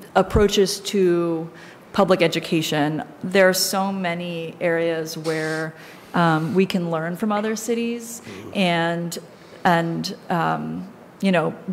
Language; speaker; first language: English; native; English